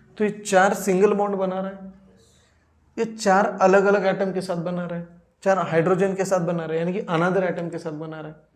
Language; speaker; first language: Hindi; non-native, local second language; Marathi